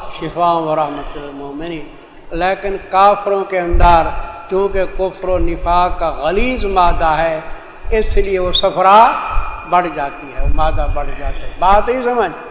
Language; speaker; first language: Urdu; non-native, local second language; Saraiki